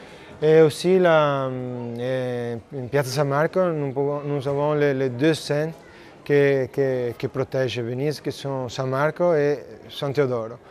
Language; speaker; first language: French; non-native, learner; Italian